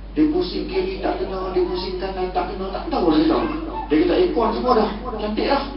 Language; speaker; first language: Malay; native; Malay